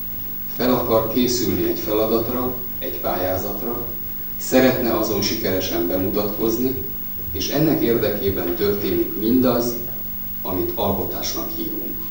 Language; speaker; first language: Hungarian; native; Hungarian